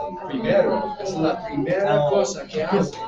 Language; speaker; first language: Spanish; non-native, fluent; English